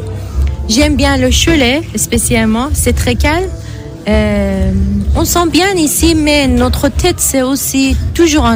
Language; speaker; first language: French; non-native, learner; Persian